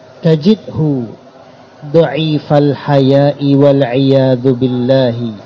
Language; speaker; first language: Arabic; non-native, fluent; Indonesian